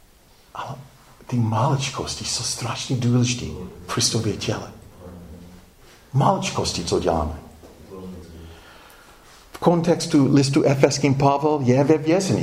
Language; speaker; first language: Czech; non-native, fluent; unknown